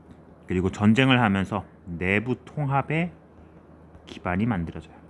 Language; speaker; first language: Korean; native; Korean